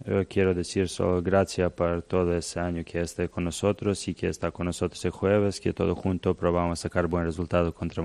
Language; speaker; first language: Spanish; non-native, learner; Serbian